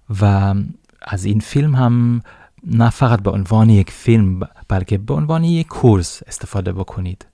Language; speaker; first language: Persian; non-native, fluent; German